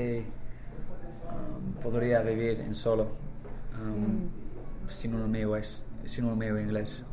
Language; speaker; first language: Spanish; non-native, learner; English